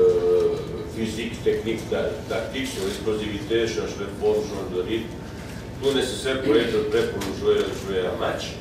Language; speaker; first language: French; non-native, fluent; Bosnian